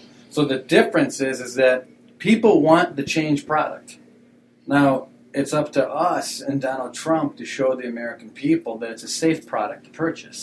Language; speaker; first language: English; native; English